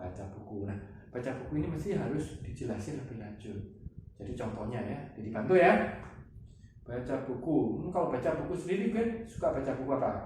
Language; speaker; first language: Indonesian; native; Indonesian